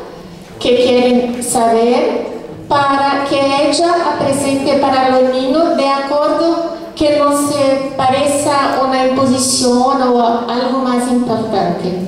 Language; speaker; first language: Spanish; non-native, fluent; Portuguese